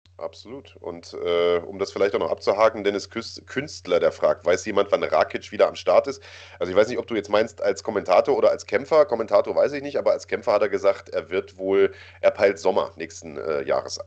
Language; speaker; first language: German; native; German